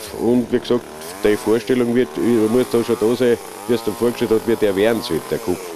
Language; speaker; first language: German; native; German